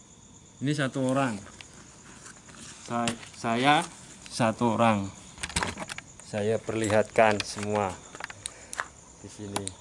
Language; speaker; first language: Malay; non-native, local second language; Javanese